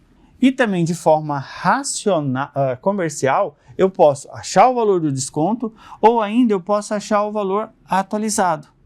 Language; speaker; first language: Portuguese; native; Portuguese